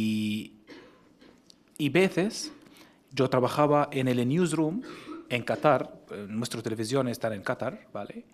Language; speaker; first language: Spanish; non-native, fluent; Arabic